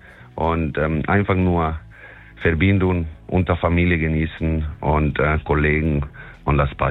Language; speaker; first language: German; non-native, fluent; Spanish